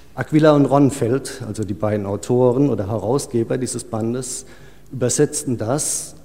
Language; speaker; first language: German; native; German